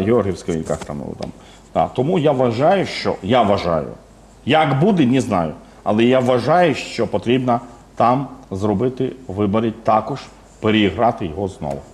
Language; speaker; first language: Ukrainian; non-native, fluent; Georgian